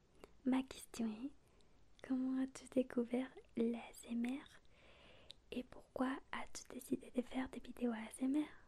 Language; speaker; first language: French; non-native, learner; Spanish